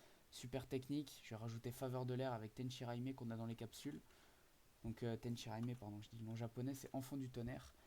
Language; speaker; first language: French; native; French